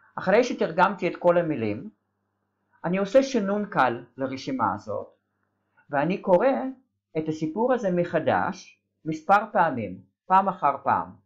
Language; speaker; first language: Hebrew; native; Hebrew